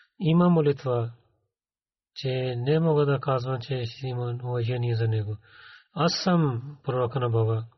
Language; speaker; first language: Bulgarian; non-native, learner; Urdu